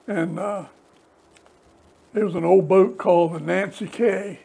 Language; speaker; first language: English; native; English